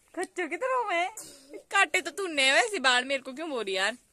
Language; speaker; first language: Hindi; non-native, local second language; Pahari-Potwari